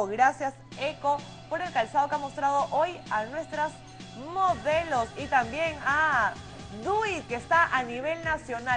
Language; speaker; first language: Spanish; native; Spanish